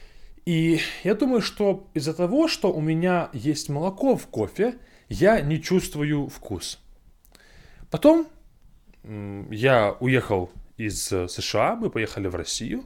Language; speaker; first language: Russian; non-native, fluent; English